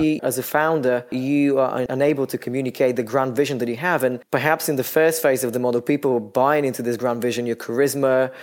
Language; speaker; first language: English; non-native, fluent; Bulgarian